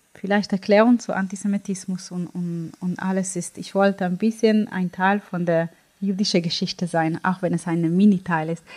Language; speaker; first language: German; non-native, fluent; Hebrew